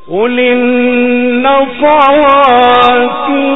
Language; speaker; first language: Arabic; native; Arabic